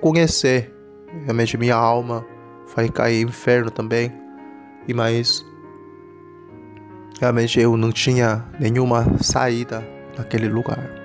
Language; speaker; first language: Portuguese; non-native, learner; Korean